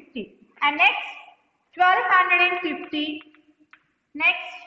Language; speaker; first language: English; non-native, local second language; Telugu